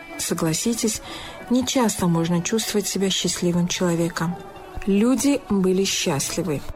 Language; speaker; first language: Russian; non-native, local second language; Tajik